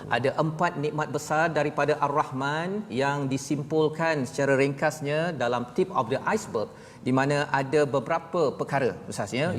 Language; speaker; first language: Malay; native; Malay